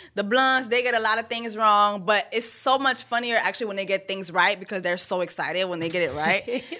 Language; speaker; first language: English; early bilingual, other home language; French